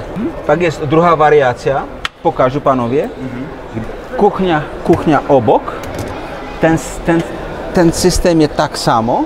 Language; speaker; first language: Polish; non-native, learner; Czech